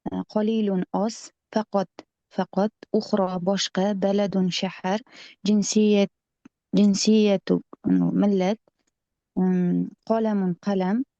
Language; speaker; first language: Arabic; non-native, learner; Uzbek